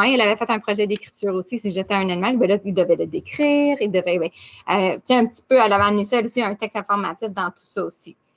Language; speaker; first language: French; native; French